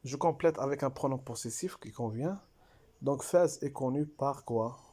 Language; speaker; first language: French; non-native, local second language; Arabic